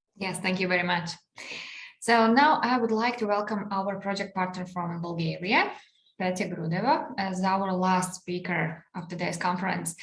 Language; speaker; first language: English; non-native, fluent; Latvian